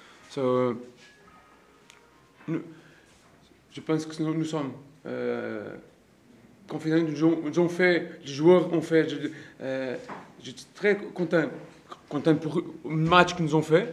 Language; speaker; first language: French; non-native, learner; Portuguese